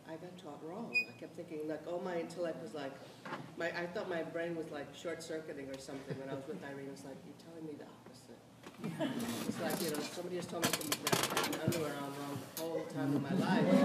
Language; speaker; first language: English; native; English